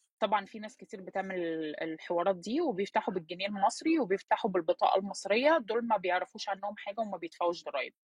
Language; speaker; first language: Arabic; early bilingual, heritage; Arabic